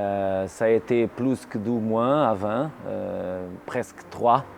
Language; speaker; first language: French; non-native, learner; Portuguese